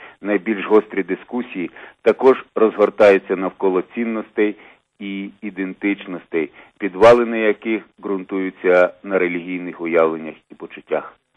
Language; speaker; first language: Ukrainian; native; Ukrainian